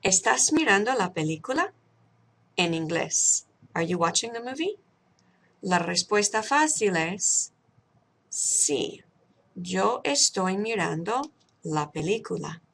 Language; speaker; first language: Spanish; non-native, fluent; English